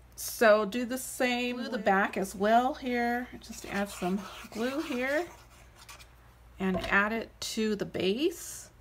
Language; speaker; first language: English; native; English